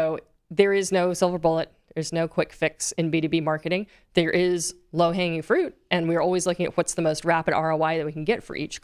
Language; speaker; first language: English; native; English